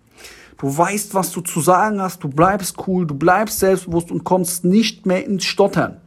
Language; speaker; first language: German; native; German